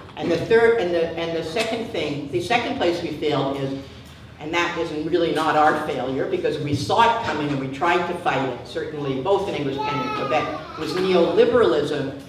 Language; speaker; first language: English; native; English